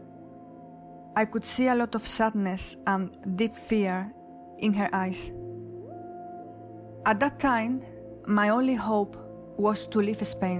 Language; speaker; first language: English; non-native, fluent; Spanish